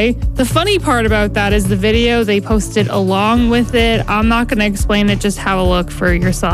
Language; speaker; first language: English; native; English